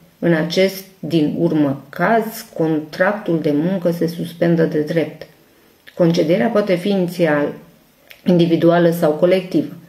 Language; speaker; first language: Romanian; non-native, local second language; Hungarian